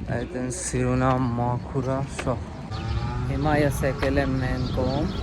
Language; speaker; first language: Armenian; non-native, learner; Hindi